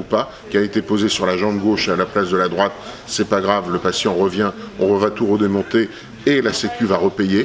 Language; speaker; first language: French; native; French